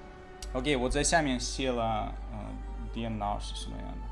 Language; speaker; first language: Chinese; non-native, learner; Russian